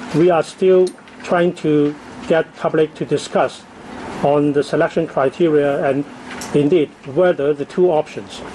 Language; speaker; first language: English; non-native, local second language; Cantonese